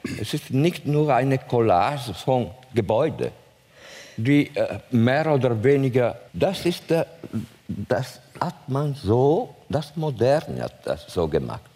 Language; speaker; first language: German; non-native, fluent; Italian